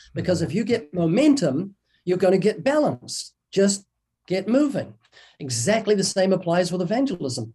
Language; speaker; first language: English; native; English